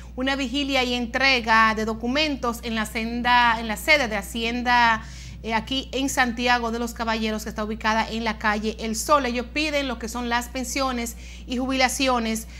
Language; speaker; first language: Spanish; native; Spanish